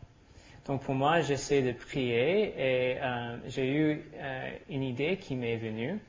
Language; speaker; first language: French; non-native, learner; English